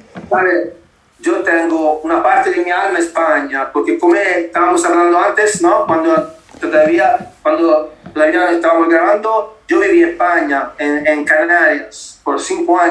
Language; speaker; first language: Spanish; non-native, learner; Italian